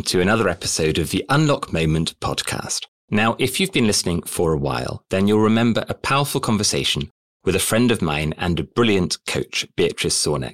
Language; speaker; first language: English; native; English